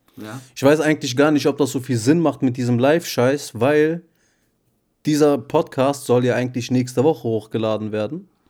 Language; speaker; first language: German; early bilingual, other home language; Turkish